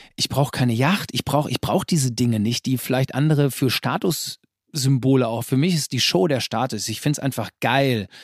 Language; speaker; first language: German; native; German